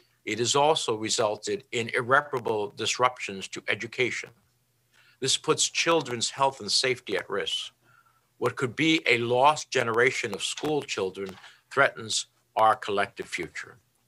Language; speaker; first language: English; early bilingual, other home language; Spanish